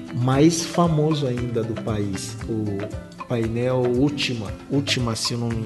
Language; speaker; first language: Portuguese; non-native, fluent; Lingala